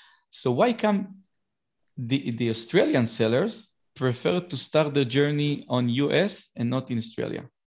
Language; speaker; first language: English; non-native, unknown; Hebrew